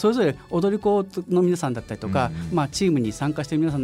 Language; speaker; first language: Japanese; native; Japanese